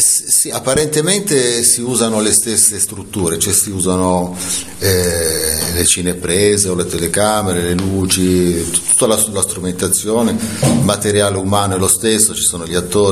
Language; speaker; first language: Italian; native; Italian